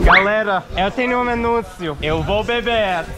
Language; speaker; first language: Portuguese; non-native, learner; English